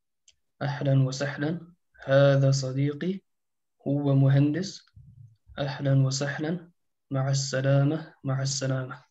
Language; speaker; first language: Arabic; non-native, learner; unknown